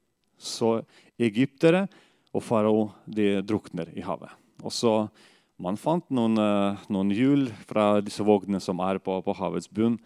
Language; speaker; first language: Norwegian; non-native, fluent; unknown